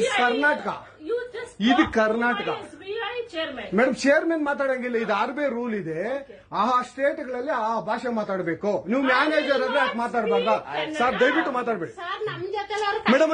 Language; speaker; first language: Kannada; native; Kannada